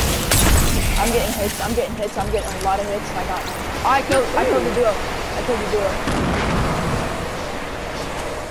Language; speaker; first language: English; native; English